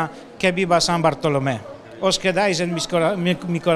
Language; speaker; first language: Spanish; non-native, fluent; Polish